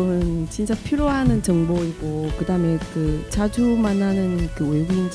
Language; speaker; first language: Korean; non-native, fluent; Vietnamese